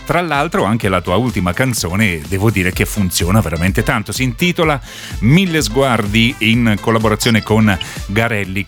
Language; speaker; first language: Italian; native; Italian